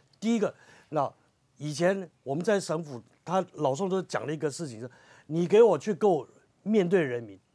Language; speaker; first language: Chinese; native; Chinese